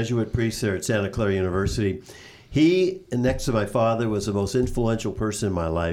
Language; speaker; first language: English; native; English